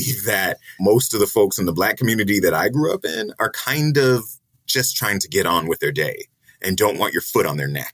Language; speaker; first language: English; native; English